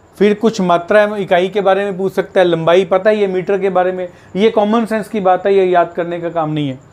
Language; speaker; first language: Hindi; native; Hindi